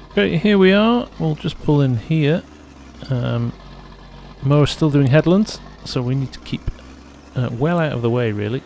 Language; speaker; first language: English; native; English